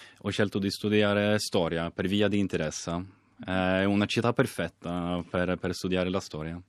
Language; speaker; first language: Italian; non-native, fluent; Swedish